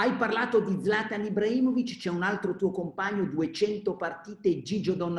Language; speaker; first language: Italian; native; Italian